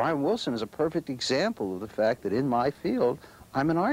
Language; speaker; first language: English; native; English